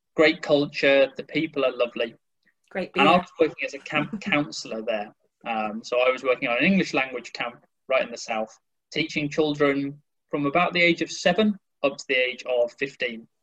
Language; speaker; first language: English; native; English